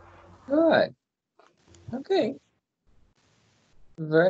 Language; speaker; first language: English; non-native, learner; Portuguese